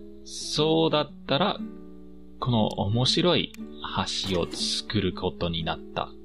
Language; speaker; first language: Japanese; non-native, fluent; English